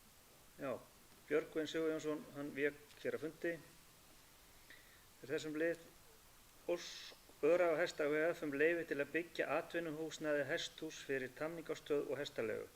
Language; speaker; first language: Icelandic; native; Icelandic